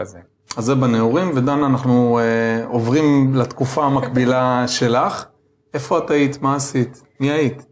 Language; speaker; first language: Hebrew; native; Hebrew